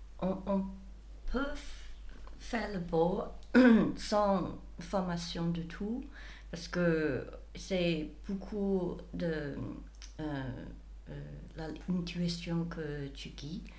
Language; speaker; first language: French; non-native, fluent; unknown